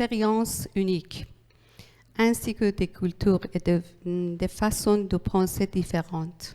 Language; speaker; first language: French; non-native, learner; Persian